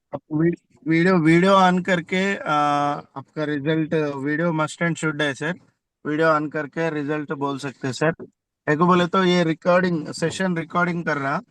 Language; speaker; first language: Hindi; non-native, local second language; Telugu